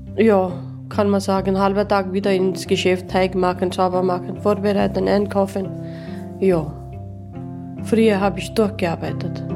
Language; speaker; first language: German; non-native, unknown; Urdu